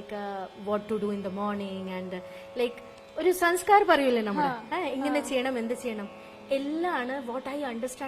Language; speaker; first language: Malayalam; non-native, local second language; Bangla